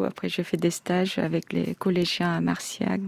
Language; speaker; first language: French; non-native, fluent; Korean